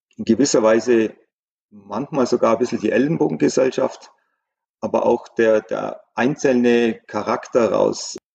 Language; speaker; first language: German; native; German